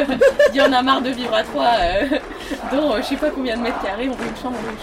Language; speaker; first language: French; native; French